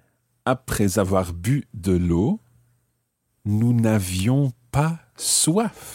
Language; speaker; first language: French; non-native, fluent; English